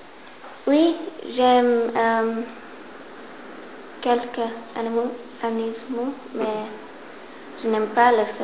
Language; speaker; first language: French; non-native, learner; English